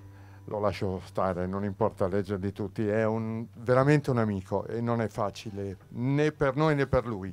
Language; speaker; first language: Italian; native; Italian